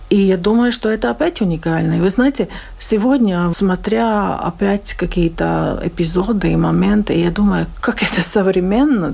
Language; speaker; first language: Russian; non-native, local second language; Latvian